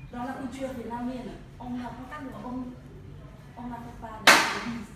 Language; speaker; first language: French; non-native, learner; Vietnamese